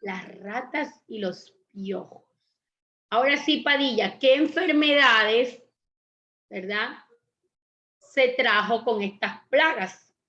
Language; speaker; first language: Spanish; native; Spanish